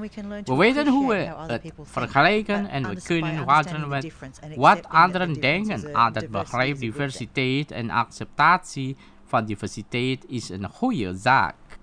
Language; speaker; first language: Dutch; non-native, fluent; Indonesian